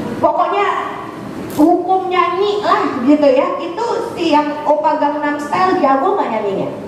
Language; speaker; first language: Indonesian; native; Indonesian